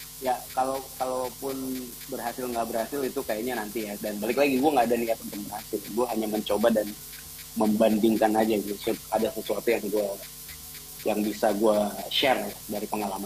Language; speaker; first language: Indonesian; native; Indonesian